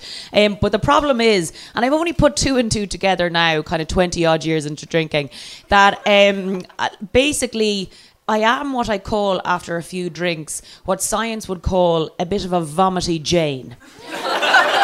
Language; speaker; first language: English; native; English